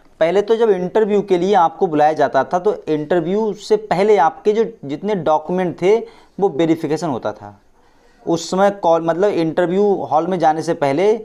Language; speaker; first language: Hindi; native; Hindi